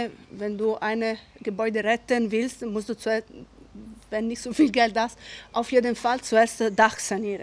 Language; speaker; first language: German; non-native, fluent; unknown